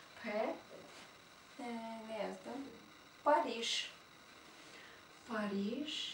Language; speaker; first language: Turkish; non-native, fluent; Russian